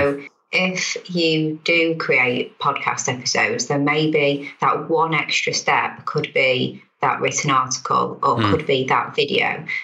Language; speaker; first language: English; native; English